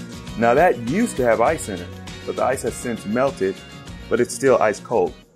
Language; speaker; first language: English; native; English